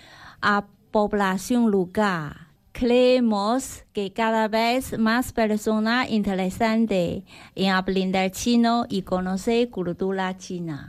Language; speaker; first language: Spanish; non-native, learner; Chinese